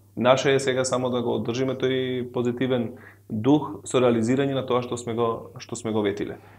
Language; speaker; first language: Macedonian; non-native, local second language; Albanian